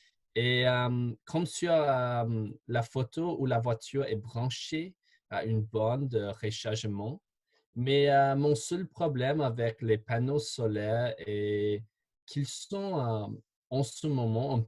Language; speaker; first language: French; non-native, fluent; English